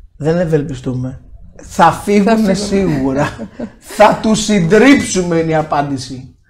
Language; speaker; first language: Greek; native; Greek